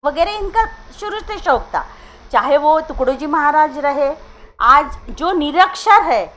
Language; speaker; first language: Hindi; non-native, local second language; Marathi